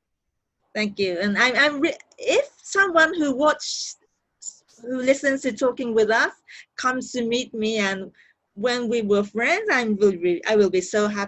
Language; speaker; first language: English; non-native, learner; Japanese